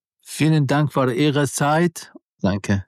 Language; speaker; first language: German; non-native, learner; Arabic